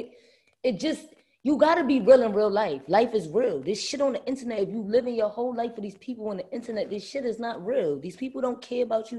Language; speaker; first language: English; native; English